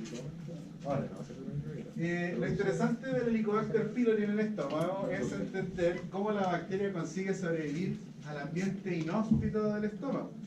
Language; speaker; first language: Spanish; native; Spanish